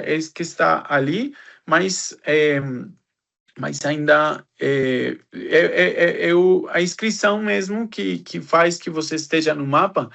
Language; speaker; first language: Portuguese; non-native, fluent; Spanish